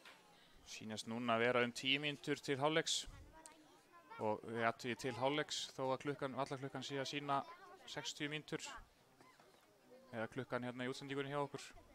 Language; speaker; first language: Icelandic; native; Icelandic